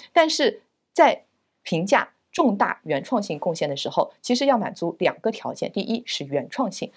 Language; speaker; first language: Chinese; native; Chinese